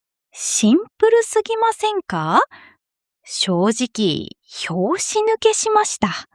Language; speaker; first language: Japanese; non-native, fluent; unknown